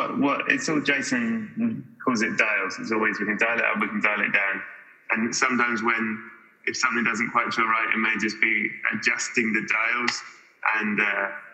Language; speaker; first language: English; native; English